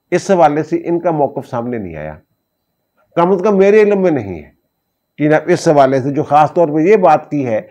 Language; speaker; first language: Urdu; non-native, local second language; Punjabi